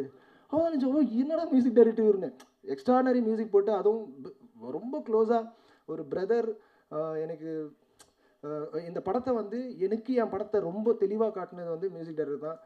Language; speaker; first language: Tamil; native; Tamil